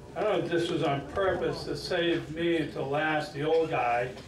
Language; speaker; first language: English; native; English